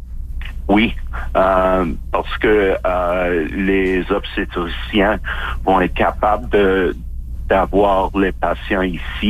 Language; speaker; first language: French; non-native, fluent; English